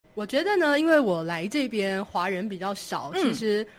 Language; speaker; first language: Chinese; native; Chinese